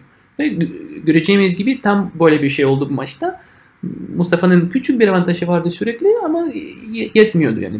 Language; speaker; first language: Turkish; non-native, fluent; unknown